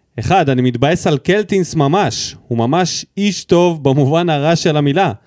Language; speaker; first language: Hebrew; early bilingual, other home language; Russian